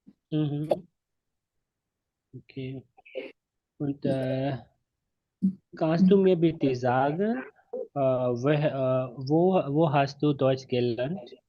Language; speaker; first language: German; non-native, learner; Hindi